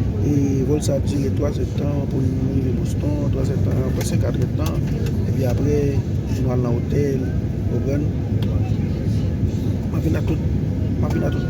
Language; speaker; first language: French; non-native, learner; Haitian Creole